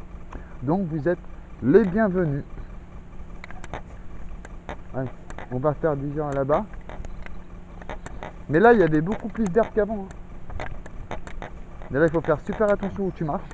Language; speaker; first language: French; native; French